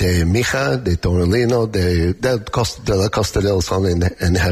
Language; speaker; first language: Spanish; non-native, learner; English